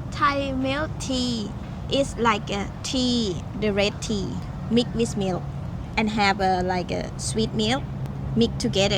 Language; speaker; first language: English; non-native, learner; Thai